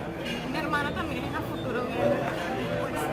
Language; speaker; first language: Spanish; native; Spanish